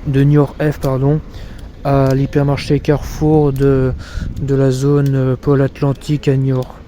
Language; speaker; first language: French; native; French